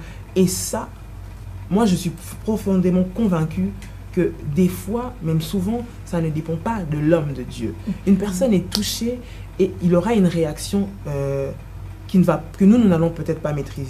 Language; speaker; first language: French; non-native, local second language; Lingala